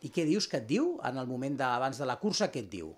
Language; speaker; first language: Catalan; native; Catalan